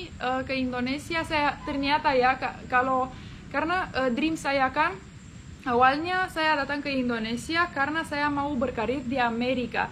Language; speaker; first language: Indonesian; non-native, fluent; Romanian